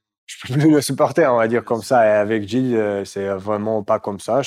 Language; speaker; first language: French; non-native, fluent; Russian